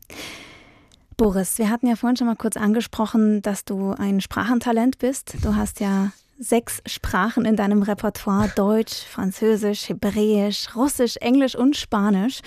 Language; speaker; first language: German; native; German